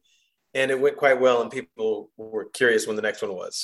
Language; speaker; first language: English; native; English